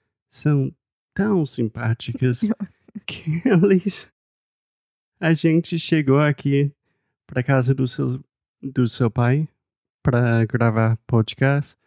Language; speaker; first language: Portuguese; non-native, fluent; English